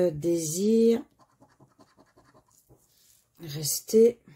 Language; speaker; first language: French; native; French